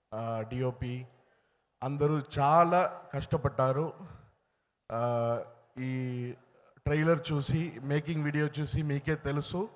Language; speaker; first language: Telugu; non-native, learner; Tamil